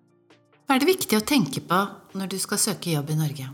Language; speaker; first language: Norwegian; non-native, fluent; English